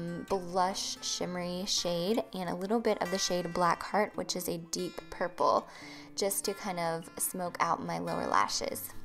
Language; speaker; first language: English; native; English